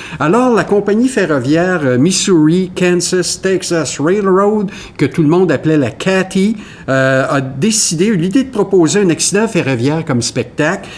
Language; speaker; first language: French; native; French